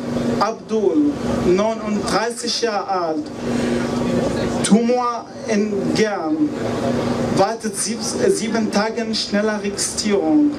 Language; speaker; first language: German; non-native, learner; Arabic